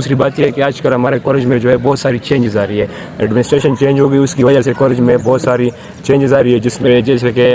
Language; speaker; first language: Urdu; non-native, local second language; Pashto